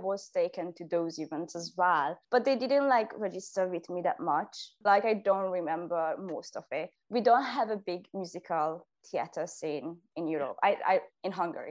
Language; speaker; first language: English; non-native, fluent; Hungarian